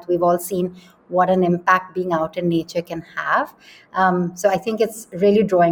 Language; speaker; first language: English; non-native, local second language; Hindi